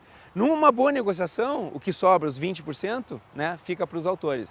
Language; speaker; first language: Portuguese; native; Portuguese